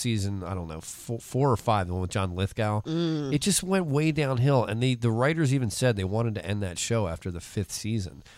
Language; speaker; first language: English; native; English